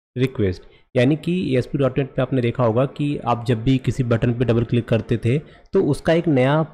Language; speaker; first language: Hindi; native; Hindi